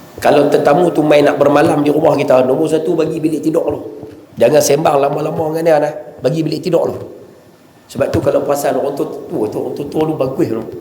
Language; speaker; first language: Malay; native; Malay